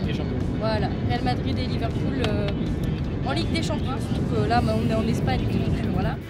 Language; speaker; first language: French; native; French